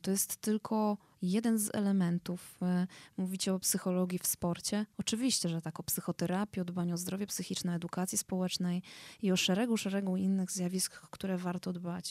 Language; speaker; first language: Polish; native; Polish